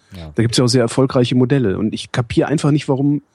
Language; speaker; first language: German; native; German